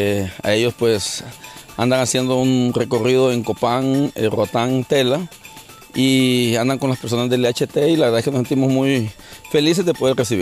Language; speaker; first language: Spanish; native; Spanish